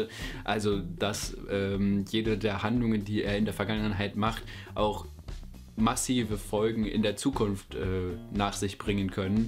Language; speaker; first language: German; native; German